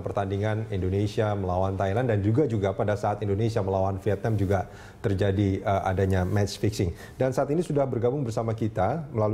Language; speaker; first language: Indonesian; native; Indonesian